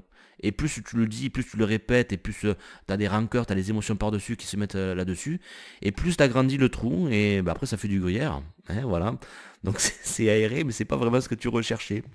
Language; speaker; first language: French; native; French